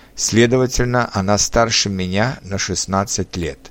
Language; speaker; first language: Russian; non-native, fluent; Czech